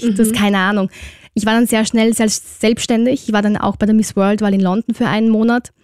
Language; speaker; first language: German; native; German